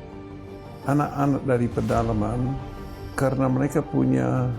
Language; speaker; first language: Indonesian; non-native, fluent; English